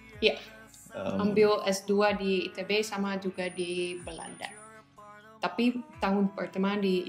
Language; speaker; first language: Indonesian; non-native, learner; Dutch